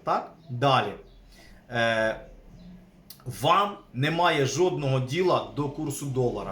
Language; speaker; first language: Ukrainian; native; Ukrainian